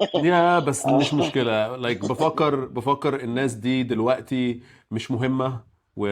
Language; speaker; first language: Arabic; native; Arabic